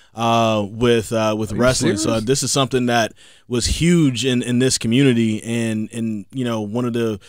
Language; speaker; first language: English; native; English